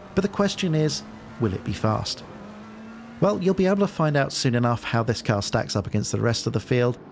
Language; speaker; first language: English; native; English